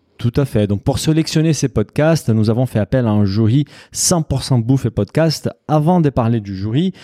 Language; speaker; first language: French; non-native, fluent; Portuguese